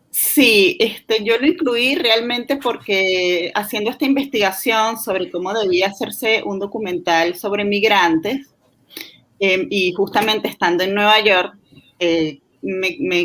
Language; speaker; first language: Spanish; native; Spanish